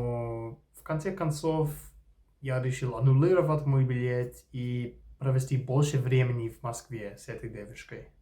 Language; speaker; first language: Russian; non-native, fluent; English